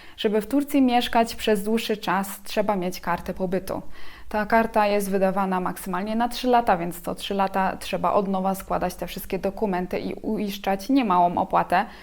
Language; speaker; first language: Polish; native; Polish